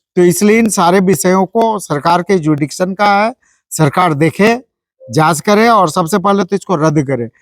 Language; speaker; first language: Hindi; native; Hindi